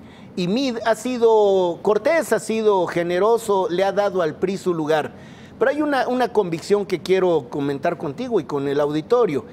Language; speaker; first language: Spanish; native; Spanish